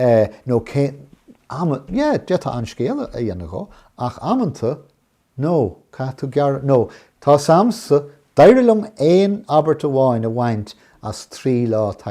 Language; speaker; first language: Irish; non-native, local second language; English